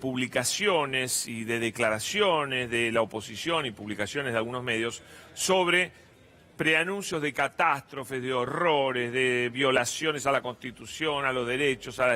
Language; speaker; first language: Spanish; native; Spanish